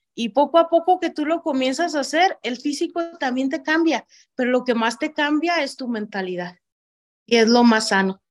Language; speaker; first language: Spanish; native; Spanish